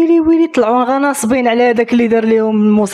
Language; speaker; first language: Arabic; native; Arabic